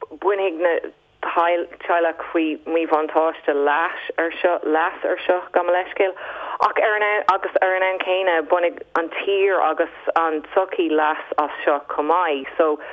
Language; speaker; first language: Irish; non-native, local second language; English